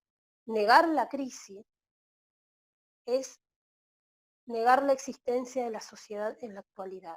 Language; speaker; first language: Spanish; native; Spanish